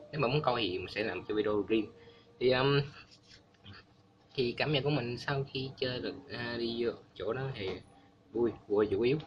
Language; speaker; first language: Vietnamese; early bilingual, heritage; Vietnamese